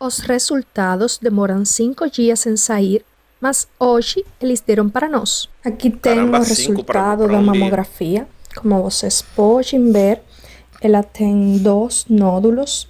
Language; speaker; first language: Portuguese; non-native, fluent; Spanish